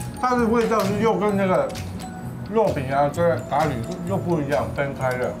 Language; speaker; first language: Chinese; non-native, fluent; Japanese